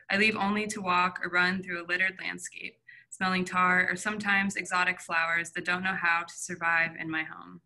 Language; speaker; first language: English; native; English